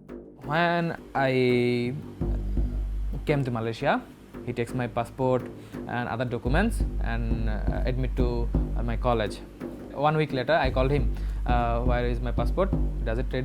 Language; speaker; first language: English; non-native, local second language; Bangla